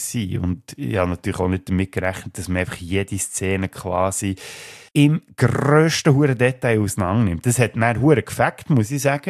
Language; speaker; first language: German; native; German